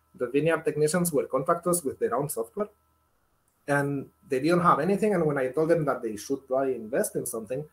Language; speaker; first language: English; non-native, fluent; Spanish